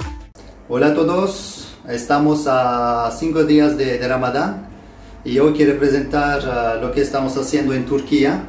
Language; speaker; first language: Spanish; non-native, fluent; Turkish